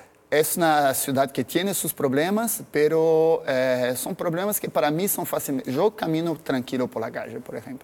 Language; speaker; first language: Spanish; non-native, fluent; Portuguese